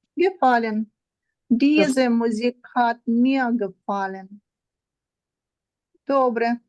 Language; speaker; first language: German; non-native, learner; Ukrainian